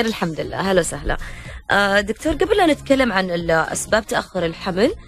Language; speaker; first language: Arabic; native; Arabic